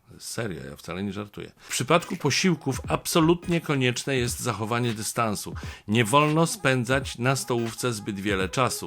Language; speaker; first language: Polish; native; Polish